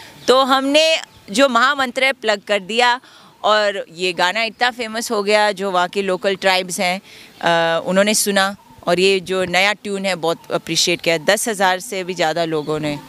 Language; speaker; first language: Hindi; non-native, fluent; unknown